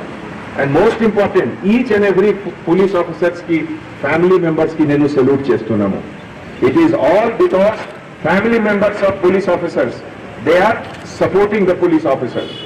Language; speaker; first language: Telugu; non-native, local second language; Hindi